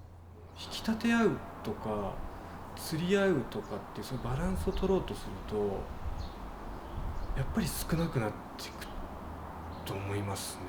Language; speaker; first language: Japanese; native; Japanese